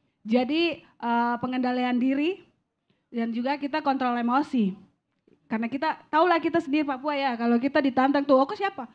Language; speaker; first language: Indonesian; native; Indonesian